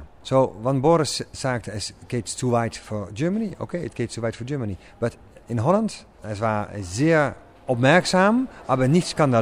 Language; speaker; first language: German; non-native, learner; Dutch